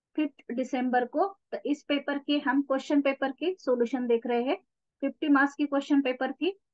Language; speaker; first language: Hindi; non-native, local second language; Marathi